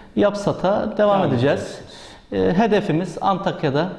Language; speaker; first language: Turkish; native; Turkish